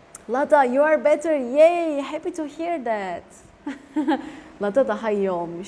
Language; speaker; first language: English; non-native, fluent; Turkish